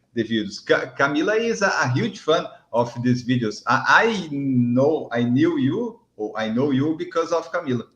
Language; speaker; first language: English; non-native, learner; Portuguese